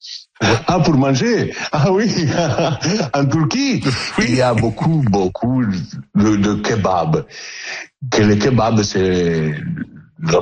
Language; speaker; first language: French; non-native, learner; Italian